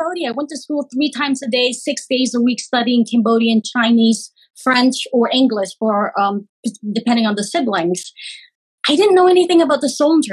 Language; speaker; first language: English; early bilingual, other home language; Khmer